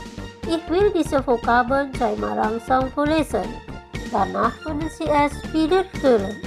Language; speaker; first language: German; non-native, fluent; Indonesian